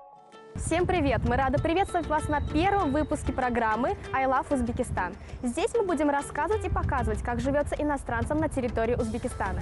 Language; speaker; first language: Russian; native; Russian